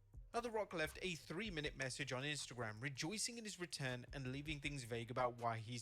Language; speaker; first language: English; native; English